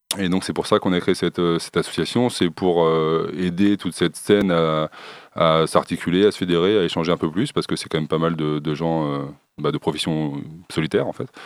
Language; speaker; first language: French; native; French